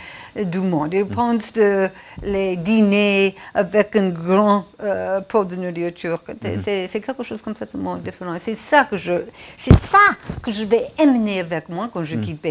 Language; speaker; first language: French; non-native, fluent; English